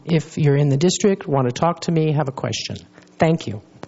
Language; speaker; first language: English; native; English